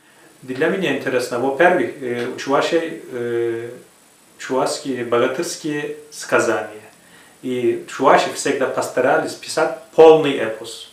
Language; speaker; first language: Russian; non-native, fluent; Turkish